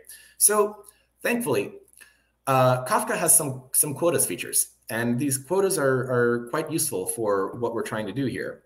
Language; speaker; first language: English; native; English